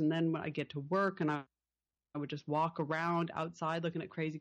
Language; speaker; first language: English; native; English